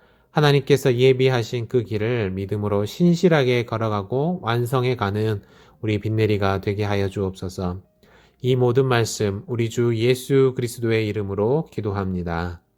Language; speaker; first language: Korean; native; Korean